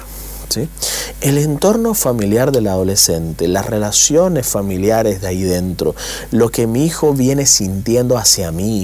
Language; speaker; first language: Spanish; native; Spanish